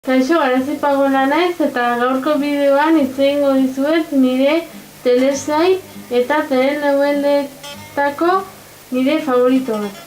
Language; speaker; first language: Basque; non-native, local second language; Spanish